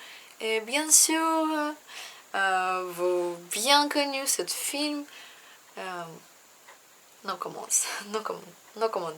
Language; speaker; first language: French; non-native, learner; Russian